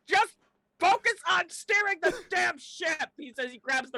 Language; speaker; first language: English; native; English